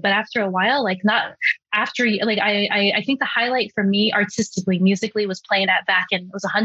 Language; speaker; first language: English; early bilingual, other home language; Chinese